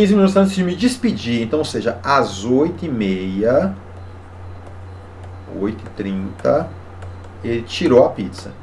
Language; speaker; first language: Portuguese; native; Portuguese